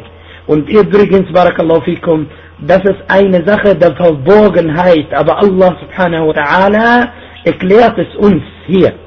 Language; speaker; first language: German; non-native, fluent; Arabic